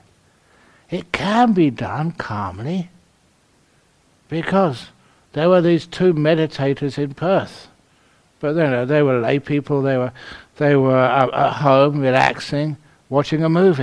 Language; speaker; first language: English; native; English